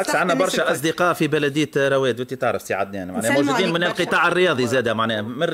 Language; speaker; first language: Arabic; native; Arabic